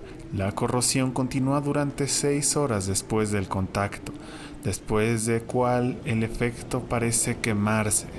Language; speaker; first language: Spanish; native; Spanish